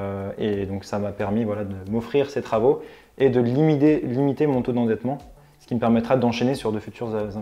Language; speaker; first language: French; native; French